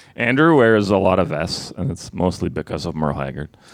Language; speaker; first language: English; native; English